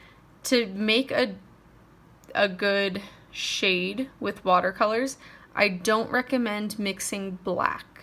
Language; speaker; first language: English; native; English